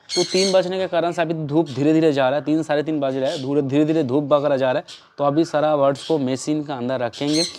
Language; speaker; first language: Hindi; non-native, local second language; Bangla